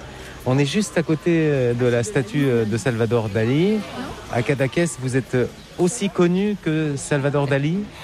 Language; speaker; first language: French; native; French